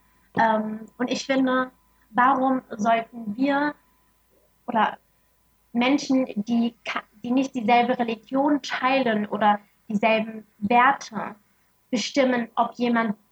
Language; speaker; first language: German; early bilingual, other home language; Arabic